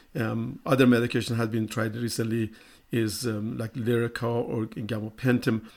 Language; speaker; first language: English; non-native, fluent; Persian